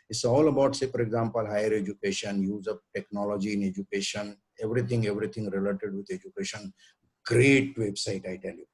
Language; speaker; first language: English; non-native, local second language; Marathi